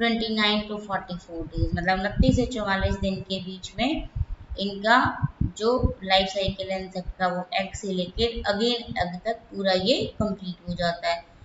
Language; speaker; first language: Hindi; native; Hindi